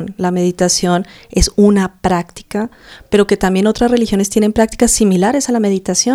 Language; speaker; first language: Spanish; native; Spanish